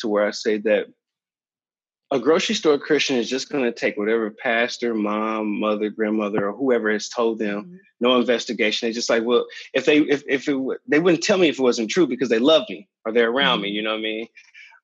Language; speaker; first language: English; native; English